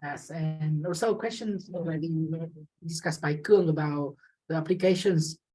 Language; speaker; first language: English; non-native, fluent; Vietnamese